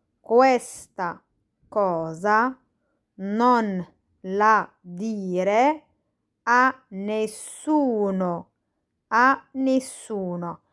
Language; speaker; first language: Italian; non-native, fluent; Arabic